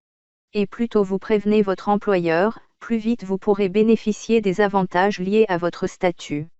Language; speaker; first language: French; native; French